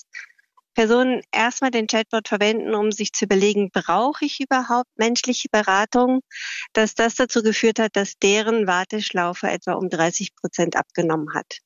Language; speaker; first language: German; native; German